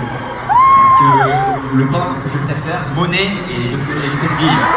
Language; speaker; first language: French; native; French